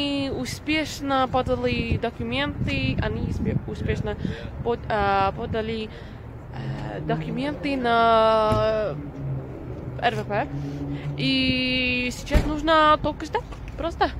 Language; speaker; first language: Russian; non-native, fluent; English